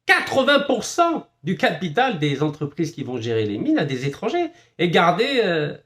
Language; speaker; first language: French; non-native, local second language; Arabic